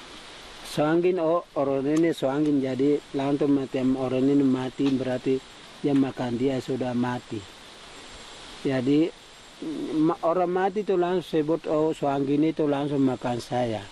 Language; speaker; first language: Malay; non-native, local second language; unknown